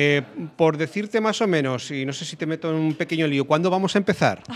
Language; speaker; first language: Spanish; native; Spanish